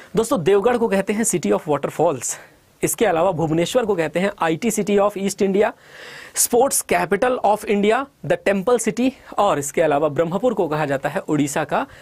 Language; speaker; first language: Hindi; native; Hindi